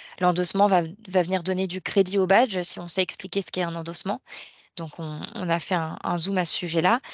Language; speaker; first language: French; native; French